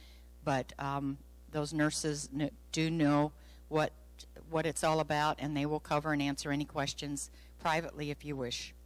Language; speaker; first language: English; native; English